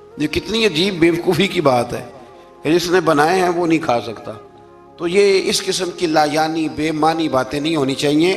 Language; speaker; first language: Urdu; non-native, local second language; Punjabi